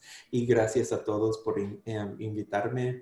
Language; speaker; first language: Spanish; non-native, fluent; English